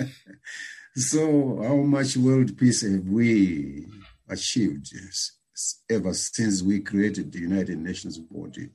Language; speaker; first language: English; non-native, local second language; Shona